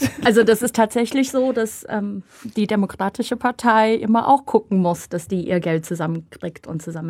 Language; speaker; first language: German; non-native, fluent; English